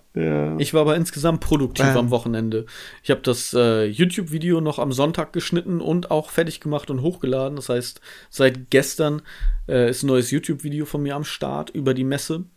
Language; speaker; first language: German; native; German